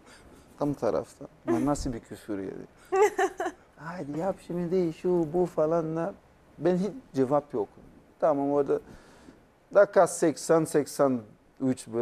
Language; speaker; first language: Turkish; non-native, learner; Portuguese